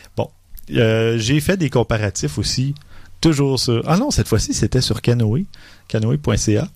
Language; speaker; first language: French; native; French